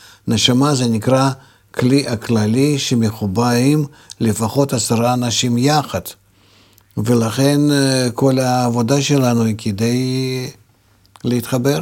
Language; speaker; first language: Hebrew; non-native, fluent; Russian